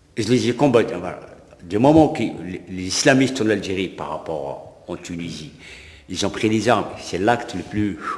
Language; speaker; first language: French; non-native, local second language; Arabic